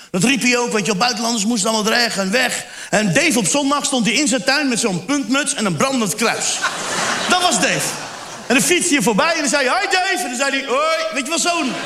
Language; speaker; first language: Dutch; early bilingual, other home language; Turkish